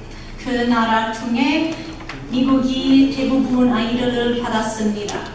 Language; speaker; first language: Korean; non-native, learner; English